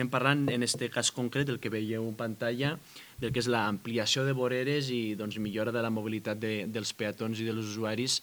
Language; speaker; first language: Catalan; native; Catalan